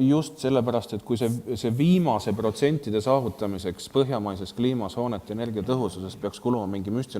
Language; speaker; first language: Estonian; native; Estonian